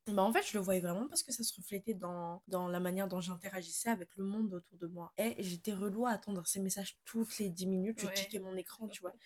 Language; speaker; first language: French; non-native, local second language; Malagasy